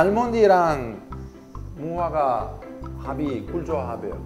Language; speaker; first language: Korean; non-native, learner; Italian